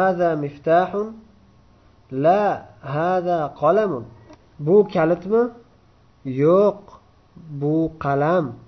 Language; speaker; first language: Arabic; non-native, fluent; Uzbek